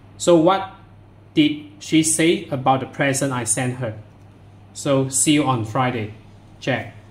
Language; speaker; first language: English; non-native, local second language; Chinese